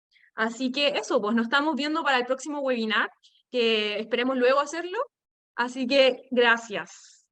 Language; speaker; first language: Spanish; native; Spanish